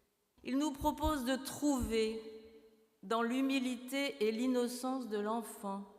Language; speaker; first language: French; native; French